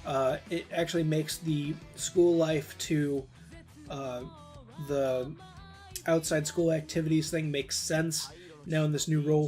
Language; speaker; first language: English; native; English